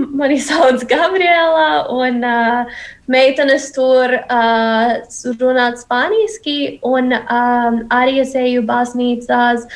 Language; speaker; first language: Latvian; non-native, learner; Spanish